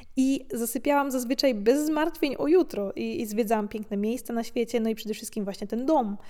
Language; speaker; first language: Polish; native; Polish